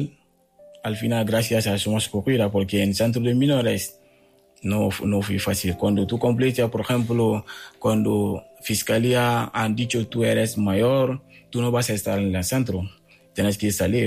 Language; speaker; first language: Spanish; non-native, fluent; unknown